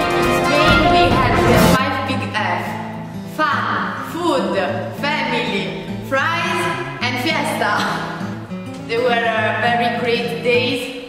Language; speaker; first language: English; non-native, learner; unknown